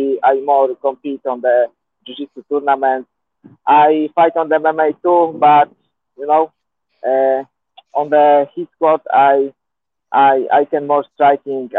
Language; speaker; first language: English; non-native, learner; Polish